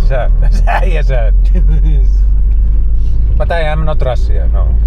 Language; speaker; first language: English; non-native, learner; Finnish